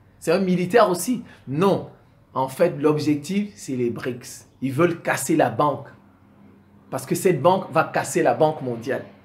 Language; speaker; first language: French; non-native, local second language; Sango